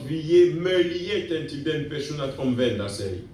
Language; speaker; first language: Swedish; non-native, fluent; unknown